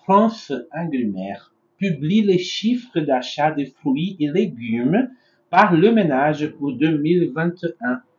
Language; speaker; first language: French; non-native, fluent; Portuguese